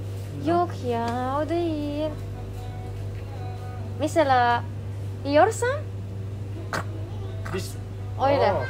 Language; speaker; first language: Turkish; non-native, learner; Indonesian